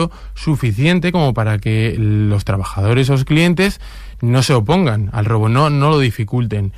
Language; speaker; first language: Spanish; native; Spanish